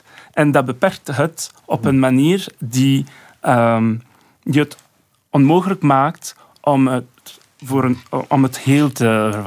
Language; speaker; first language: Dutch; non-native, local second language; French